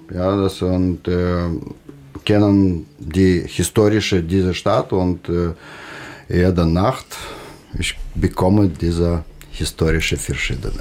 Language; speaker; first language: German; non-native, learner; Russian